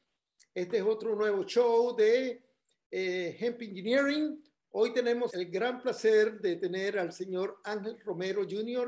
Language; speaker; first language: Spanish; native; Spanish